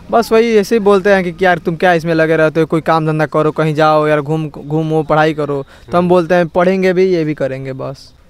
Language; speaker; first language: Hindi; native; Hindi